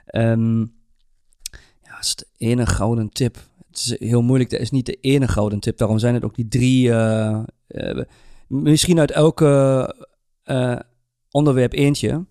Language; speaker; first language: Dutch; non-native, fluent; German